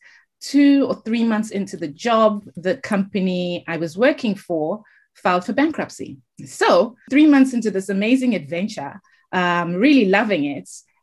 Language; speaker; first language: English; non-native, local second language; Shona